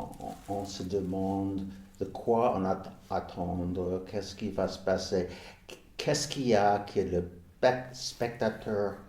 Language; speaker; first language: French; non-native, fluent; English